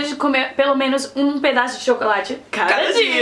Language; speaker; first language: Portuguese; early bilingual, heritage; Portuguese